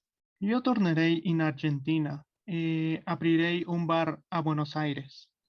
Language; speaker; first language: Italian; non-native, learner; Spanish